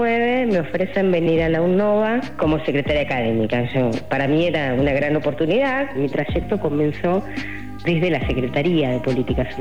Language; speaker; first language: Spanish; native; Spanish